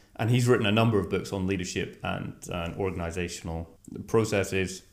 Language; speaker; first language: English; native; English